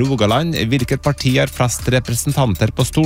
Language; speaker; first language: Norwegian; native; Norwegian